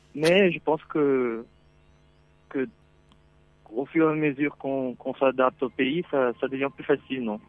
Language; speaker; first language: French; non-native, fluent; Portuguese